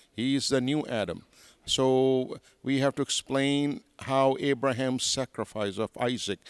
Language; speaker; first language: English; non-native, local second language; Urdu